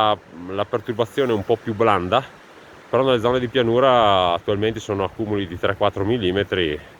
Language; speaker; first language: Italian; native; Italian